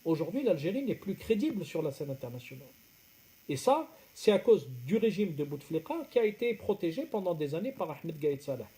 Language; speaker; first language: French; non-native, local second language; Arabic